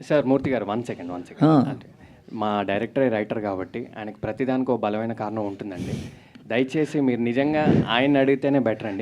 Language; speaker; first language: Telugu; native; Telugu